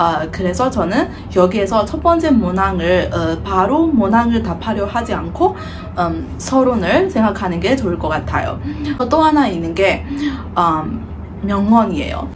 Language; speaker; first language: Korean; non-native, fluent; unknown